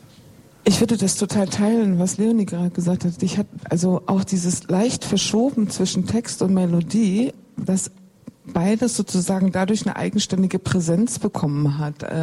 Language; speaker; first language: German; native; German